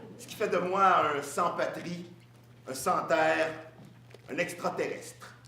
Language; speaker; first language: French; early bilingual, other home language; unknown